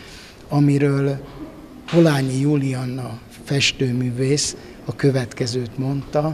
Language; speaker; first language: Hungarian; native; Hungarian